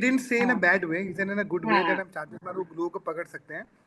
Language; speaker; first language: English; non-native, local second language; Hindi